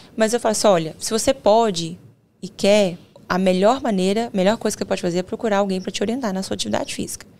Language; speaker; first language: Portuguese; native; Portuguese